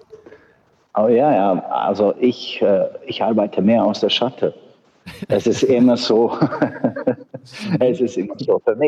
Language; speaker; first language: German; non-native, fluent; Bosnian